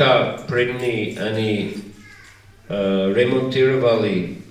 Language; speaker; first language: Russian; non-native, learner; English